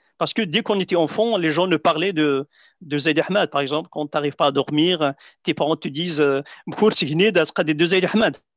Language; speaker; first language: French; non-native, local second language; Central Atlas Tamazight